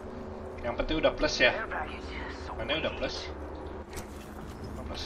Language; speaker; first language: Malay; non-native, local second language; Sundanese